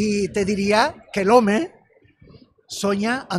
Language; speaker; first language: Catalan; non-native, fluent; Spanish